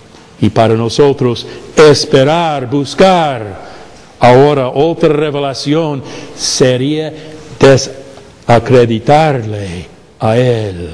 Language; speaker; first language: Spanish; non-native, fluent; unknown